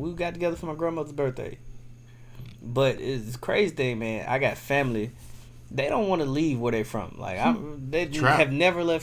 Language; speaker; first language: English; native; English